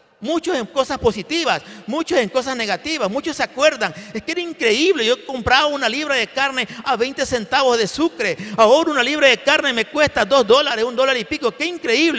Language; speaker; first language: Spanish; native; Spanish